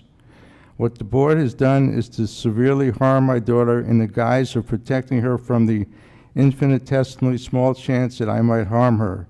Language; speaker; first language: English; native; English